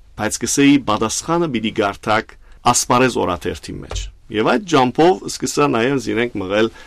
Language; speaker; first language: Armenian; early bilingual, heritage; Armenian